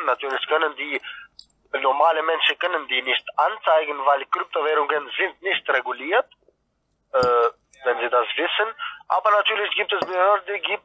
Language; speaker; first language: German; non-native, fluent; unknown